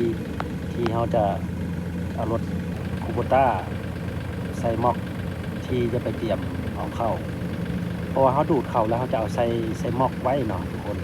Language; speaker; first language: Thai; non-native, local second language; Northeastern Thai